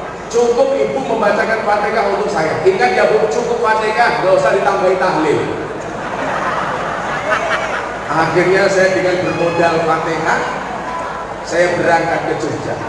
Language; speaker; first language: Indonesian; non-native, local second language; Javanese